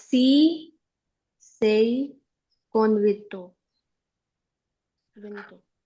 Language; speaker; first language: Italian; non-native, learner; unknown